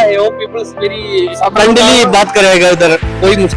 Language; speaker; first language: Hindi; non-native, local second language; Malayalam